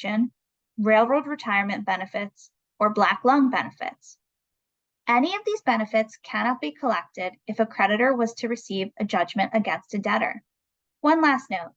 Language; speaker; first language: English; native; English